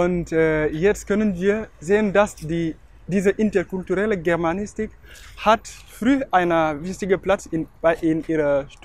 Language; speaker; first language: German; non-native, fluent; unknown